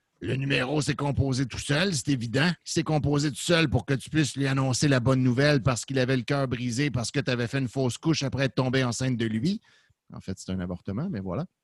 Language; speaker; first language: French; native; French